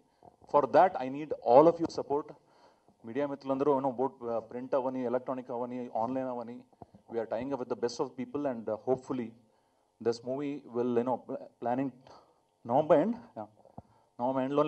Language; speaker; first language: Telugu; non-native, fluent; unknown